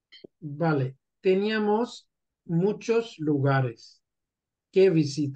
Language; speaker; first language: Spanish; non-native, fluent; Urdu